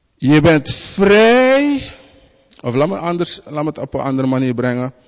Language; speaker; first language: Dutch; native; Dutch